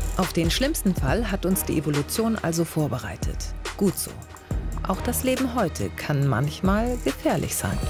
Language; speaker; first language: German; early bilingual, other home language; Greek